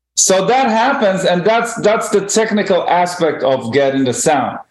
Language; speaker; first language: English; non-native, fluent; Hebrew